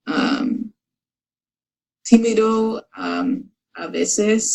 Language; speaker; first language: Spanish; non-native, learner; English